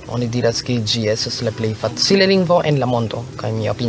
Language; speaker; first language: Dutch; non-native, learner; Filipino